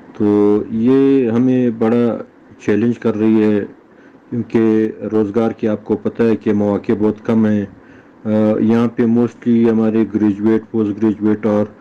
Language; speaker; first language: Urdu; non-native, local second language; Pashto